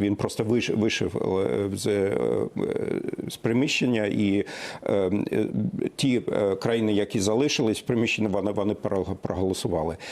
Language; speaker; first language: Ukrainian; non-native, fluent; German